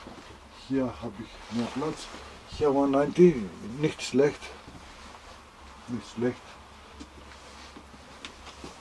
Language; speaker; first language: German; non-native, learner; Greek